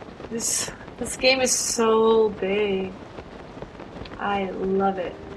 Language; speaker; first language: English; non-native, fluent; Korean